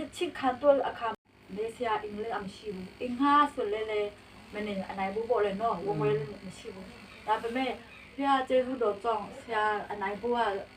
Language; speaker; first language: Burmese; non-native, local second language; Hakha Chin